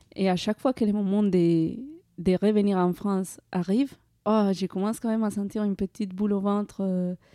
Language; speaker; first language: French; non-native, fluent; Spanish